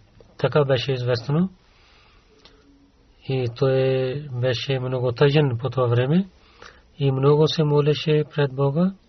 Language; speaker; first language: Bulgarian; non-native, learner; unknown